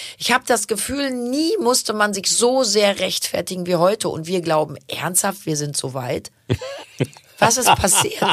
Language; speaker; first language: German; native; German